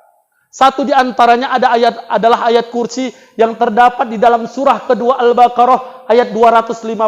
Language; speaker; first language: Indonesian; native; Indonesian